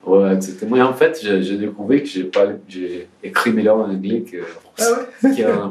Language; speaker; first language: French; non-native, learner; Portuguese